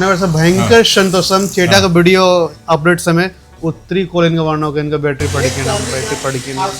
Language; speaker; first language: Malayalam; non-native, learner; Kannada